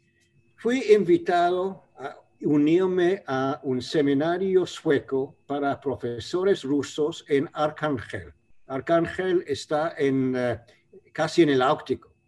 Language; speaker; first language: Spanish; non-native, fluent; English